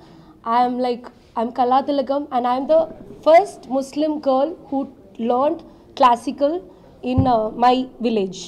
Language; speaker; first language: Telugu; non-native, learner; Malayalam